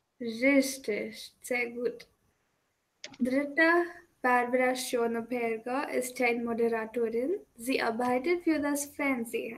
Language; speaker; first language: German; non-native, fluent; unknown